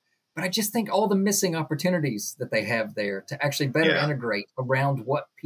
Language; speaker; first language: English; native; English